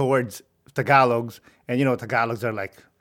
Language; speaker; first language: English; non-native, local second language; Filipino